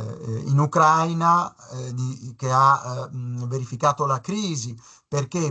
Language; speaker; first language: Italian; native; Italian